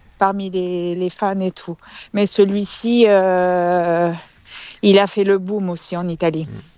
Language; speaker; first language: French; early bilingual, heritage; French